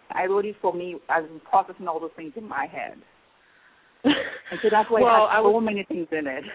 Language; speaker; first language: English; non-native, local second language; Yoruba